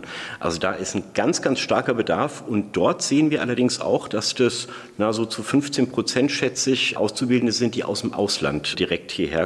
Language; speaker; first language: German; native; German